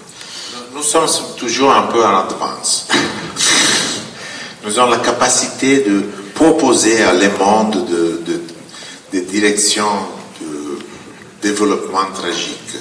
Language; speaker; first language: French; non-native, fluent; Italian